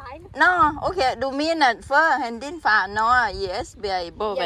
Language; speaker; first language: Danish; non-native, learner; Thai